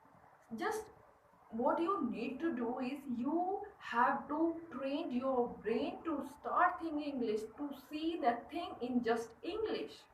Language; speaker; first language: English; non-native, learner; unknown